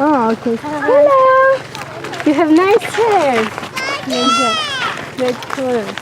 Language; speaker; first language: English; non-native, learner; French